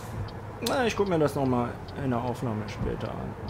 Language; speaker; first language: German; native; German